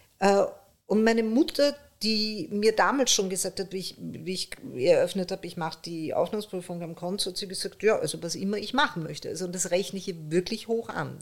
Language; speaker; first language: German; early bilingual, other home language; Persian